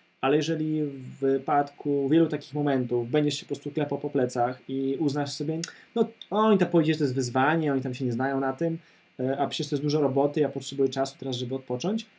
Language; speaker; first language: Polish; native; Polish